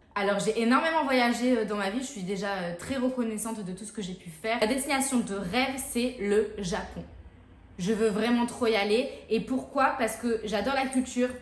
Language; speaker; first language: French; native; French